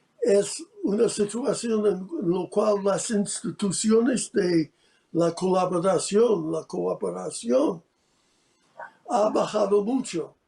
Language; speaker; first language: Spanish; non-native, fluent; English